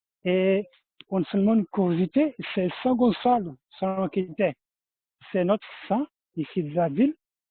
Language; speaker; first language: French; non-native, fluent; Portuguese